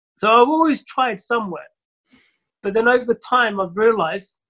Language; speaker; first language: English; early bilingual, other home language; Somali